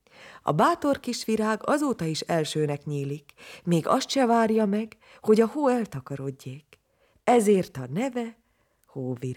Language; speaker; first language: Hungarian; native; Hungarian